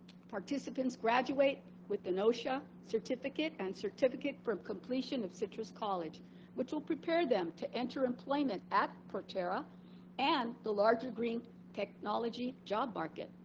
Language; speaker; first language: English; early bilingual, other home language; Spanish